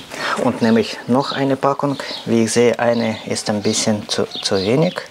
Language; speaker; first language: German; non-native, learner; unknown